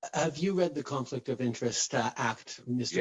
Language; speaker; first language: English; native; English